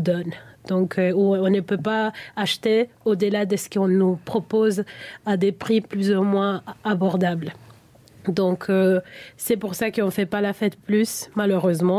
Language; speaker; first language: French; non-native, fluent; Spanish